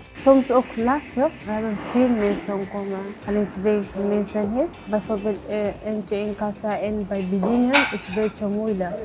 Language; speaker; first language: Dutch; non-native, learner; Tigrinya